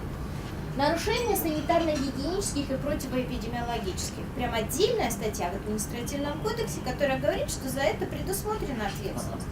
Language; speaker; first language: Russian; native; Russian